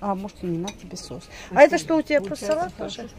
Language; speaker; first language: Russian; native; Russian